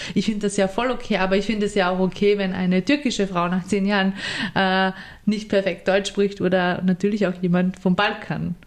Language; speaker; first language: German; early bilingual, other home language; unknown